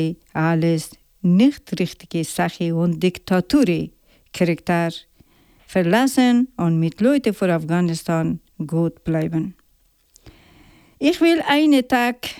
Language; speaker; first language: German; non-native, learner; Persian